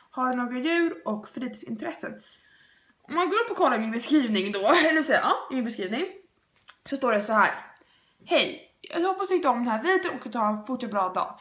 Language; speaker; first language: Swedish; native; Swedish